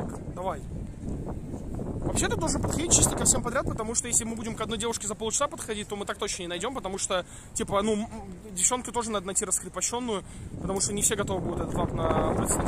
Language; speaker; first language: Russian; native; Russian